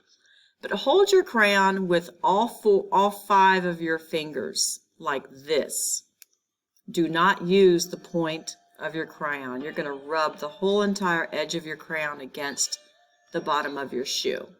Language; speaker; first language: English; native; English